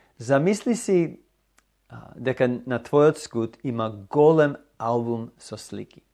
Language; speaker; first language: Macedonian; non-native, fluent; English